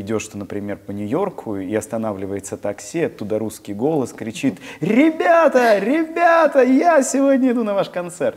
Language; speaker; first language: Russian; native; Russian